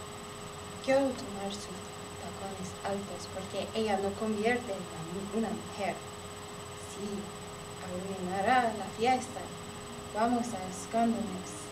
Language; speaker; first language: Spanish; non-native, learner; English